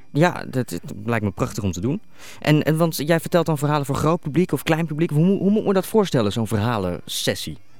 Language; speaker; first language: Dutch; native; Dutch